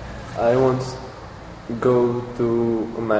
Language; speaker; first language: English; non-native, learner; Czech